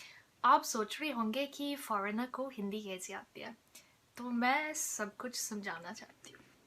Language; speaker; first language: Hindi; non-native, fluent; English